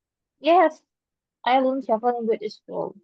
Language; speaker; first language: English; non-native, learner; Indonesian